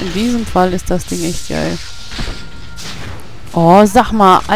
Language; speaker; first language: German; native; German